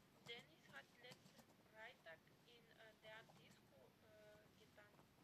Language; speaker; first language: German; non-native, learner; Macedonian